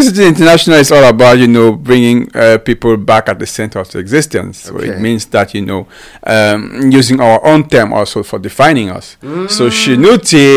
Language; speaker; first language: English; non-native, local second language; French